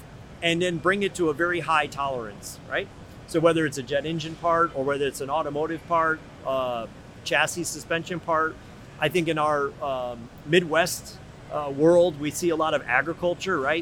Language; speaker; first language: English; native; English